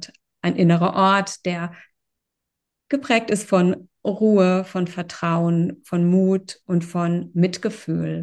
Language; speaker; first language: German; native; German